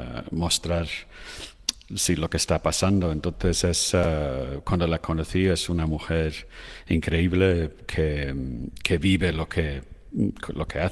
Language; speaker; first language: Spanish; non-native, fluent; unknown